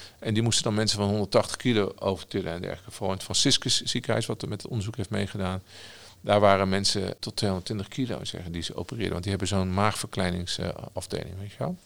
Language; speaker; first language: Dutch; native; Dutch